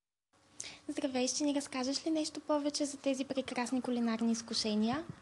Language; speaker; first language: Bulgarian; native; Bulgarian